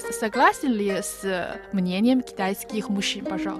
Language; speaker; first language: Russian; non-native, fluent; Chinese